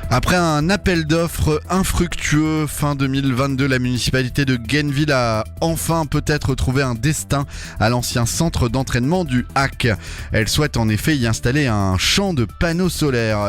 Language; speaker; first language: French; native; French